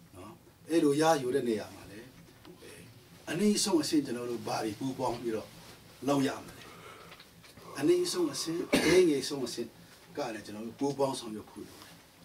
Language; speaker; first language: Burmese; non-native, local second language; Tedim Chin